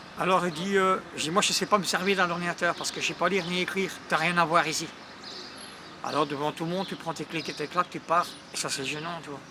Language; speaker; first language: French; native; French